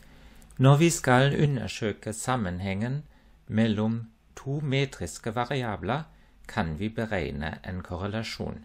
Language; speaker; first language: Norwegian; non-native, fluent; German